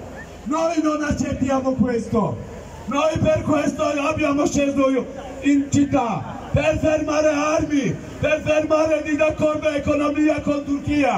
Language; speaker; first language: Italian; non-native, learner; Kurdish